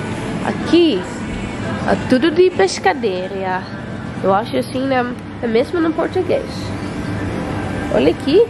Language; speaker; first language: Portuguese; non-native, learner; Dutch